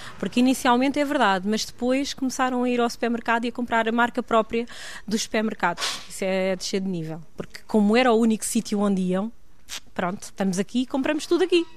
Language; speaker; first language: Portuguese; native; Portuguese